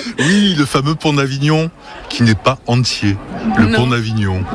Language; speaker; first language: French; native; French